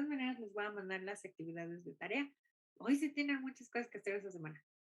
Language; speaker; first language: Spanish; non-native, fluent; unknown